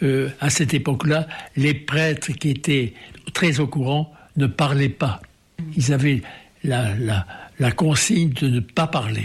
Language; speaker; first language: French; native; French